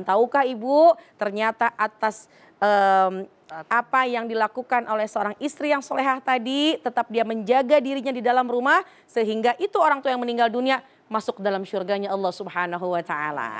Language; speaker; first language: Indonesian; native; Indonesian